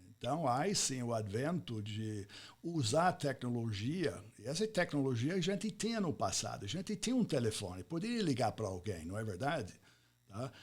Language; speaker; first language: Portuguese; non-native, fluent; English